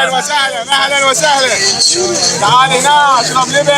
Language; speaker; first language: Arabic; native; Arabic